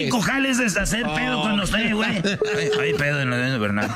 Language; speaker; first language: Spanish; native; Spanish